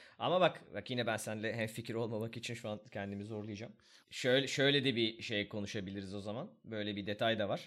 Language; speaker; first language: Turkish; native; Turkish